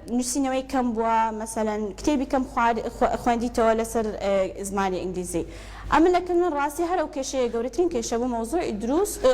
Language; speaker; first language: Central Kurdish; early bilingual, heritage; Central Kurdish